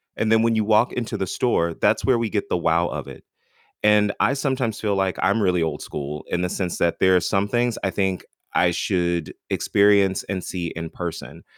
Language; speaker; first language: English; native; English